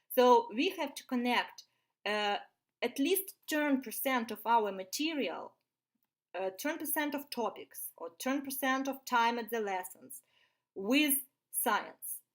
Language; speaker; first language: English; non-native, fluent; Ukrainian